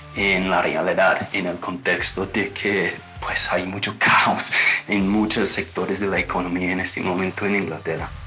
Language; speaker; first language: Spanish; non-native, fluent; English